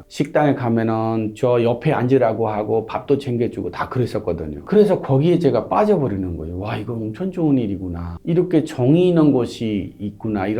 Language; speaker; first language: Korean; non-native, fluent; Hindi